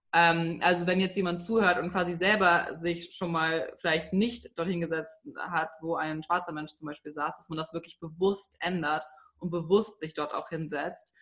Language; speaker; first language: German; early bilingual, heritage; German